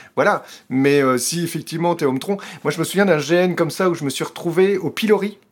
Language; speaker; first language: French; native; French